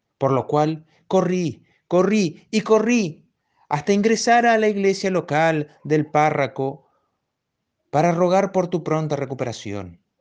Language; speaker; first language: Spanish; native; Spanish